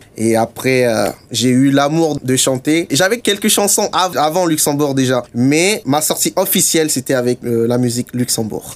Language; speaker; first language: French; non-native, local second language; Ewe